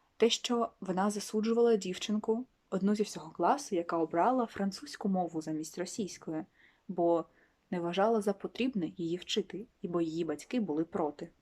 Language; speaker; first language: Ukrainian; non-native, local second language; Russian